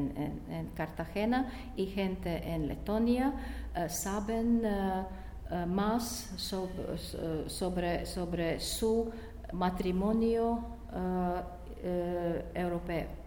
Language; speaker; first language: Spanish; non-native, learner; Latvian